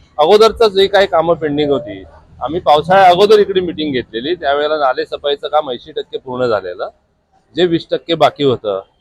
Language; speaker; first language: Marathi; native; Marathi